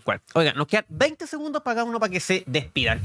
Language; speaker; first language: Spanish; native; Spanish